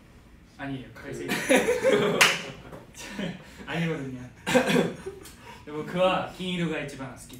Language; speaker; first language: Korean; non-native, fluent; Japanese